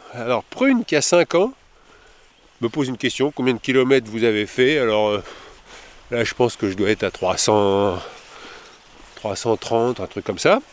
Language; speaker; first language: French; native; French